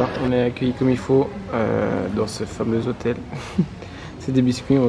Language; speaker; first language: French; native; French